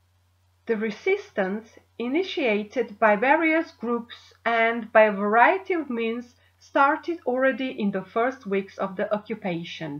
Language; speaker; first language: English; non-native, fluent; Slovenian